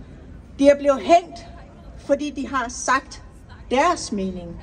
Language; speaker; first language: Danish; non-native, fluent; Persian